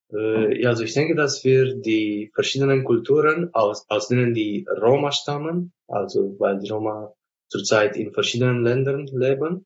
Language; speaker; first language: German; non-native, fluent; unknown